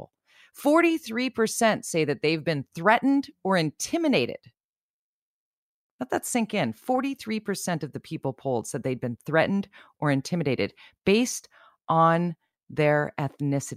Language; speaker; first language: English; native; English